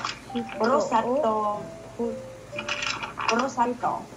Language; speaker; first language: Japanese; non-native, fluent; Filipino